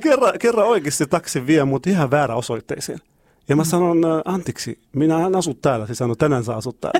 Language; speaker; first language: Finnish; non-native, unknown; Arabic